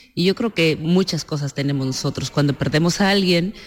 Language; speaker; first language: Spanish; native; Spanish